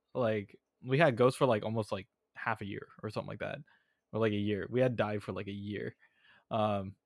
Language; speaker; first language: English; native; English